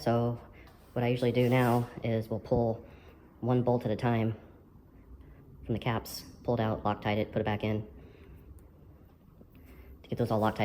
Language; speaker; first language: English; native; English